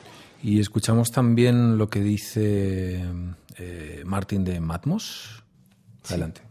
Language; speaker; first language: Spanish; native; Spanish